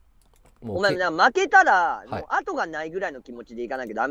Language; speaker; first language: Japanese; native; Japanese